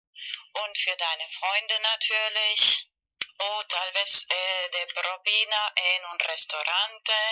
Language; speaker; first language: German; non-native, fluent; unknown